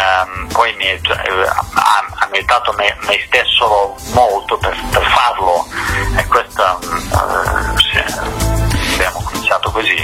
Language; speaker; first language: Italian; non-native, fluent; English